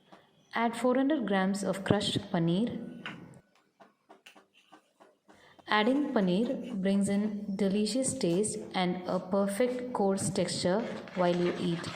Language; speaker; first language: English; non-native, local second language; Tamil